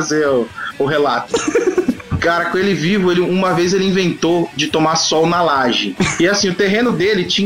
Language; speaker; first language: Portuguese; native; Portuguese